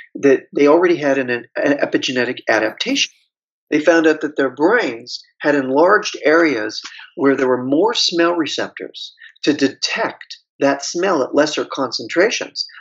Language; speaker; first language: English; native; English